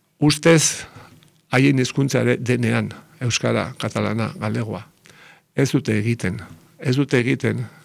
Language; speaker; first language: Basque; native; Basque